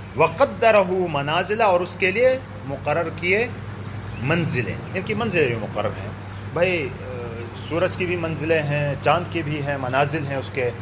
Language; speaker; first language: Urdu; non-native, local second language; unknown